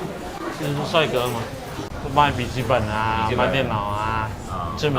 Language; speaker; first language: Chinese; native; Chinese